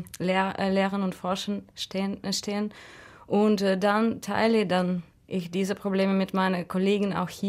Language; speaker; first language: German; non-native, fluent; Russian